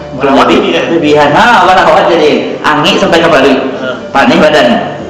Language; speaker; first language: Malay; non-native, local second language; Minangkabau